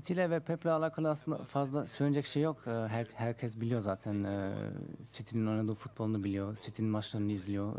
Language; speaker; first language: Turkish; early bilingual, heritage; Turkish